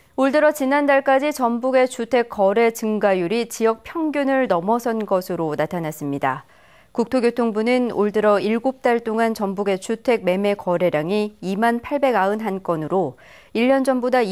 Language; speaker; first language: Korean; native; Korean